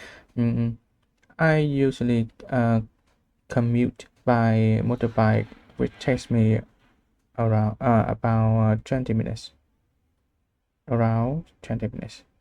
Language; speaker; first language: English; non-native, learner; Vietnamese